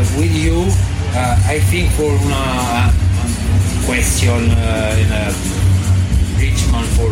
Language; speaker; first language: English; non-native, learner; Italian